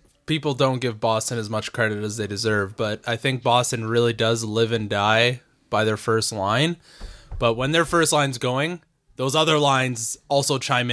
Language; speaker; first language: English; native; English